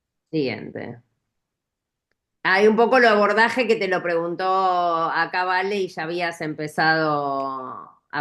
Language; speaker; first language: Spanish; native; Spanish